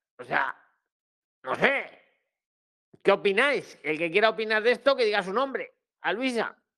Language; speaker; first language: Spanish; native; Spanish